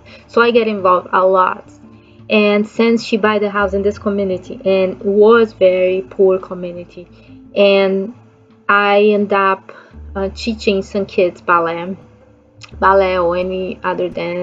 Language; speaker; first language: English; non-native, fluent; Portuguese